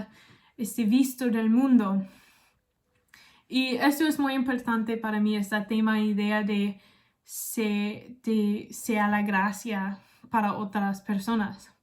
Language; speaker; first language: Spanish; non-native, learner; English